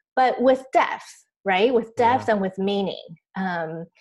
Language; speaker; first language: English; early bilingual, other home language; Chinese